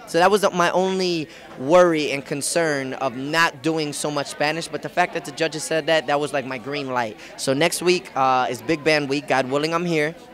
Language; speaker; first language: English; early bilingual, other home language; Spanish